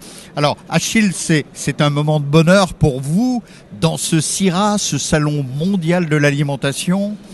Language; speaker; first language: French; native; French